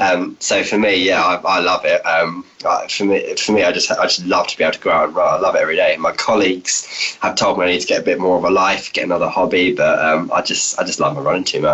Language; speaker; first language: English; native; English